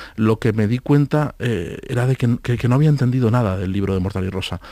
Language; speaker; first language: Spanish; native; Spanish